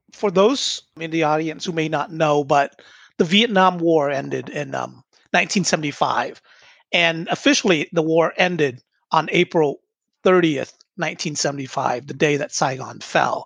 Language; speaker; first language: English; early bilingual, other home language; Vietnamese